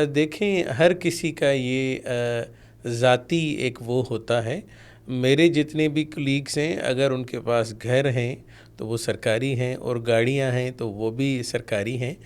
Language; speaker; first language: Urdu; non-native, local second language; Sindhi